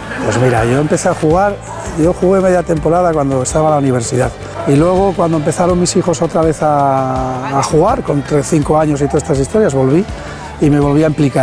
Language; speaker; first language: Spanish; native; Spanish